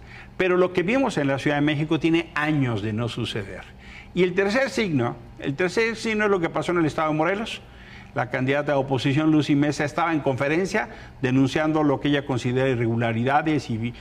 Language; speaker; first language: Spanish; native; Spanish